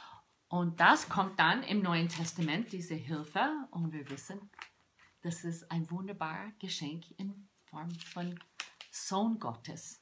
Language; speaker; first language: German; non-native, fluent; English